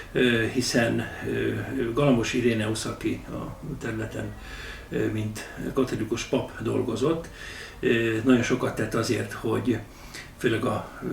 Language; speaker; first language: Hungarian; native; Hungarian